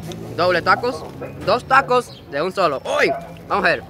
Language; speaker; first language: Spanish; non-native, fluent; Japanese